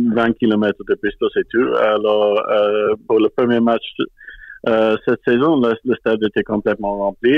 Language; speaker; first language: French; non-native, fluent; English